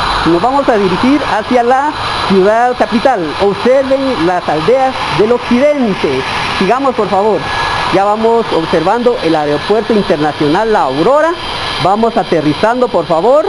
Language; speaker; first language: Spanish; native; Spanish